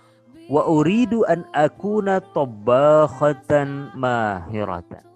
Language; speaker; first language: Arabic; non-native, fluent; Indonesian